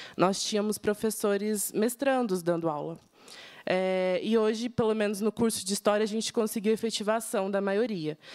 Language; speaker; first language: Portuguese; native; Portuguese